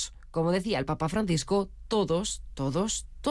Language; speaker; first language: Spanish; native; Spanish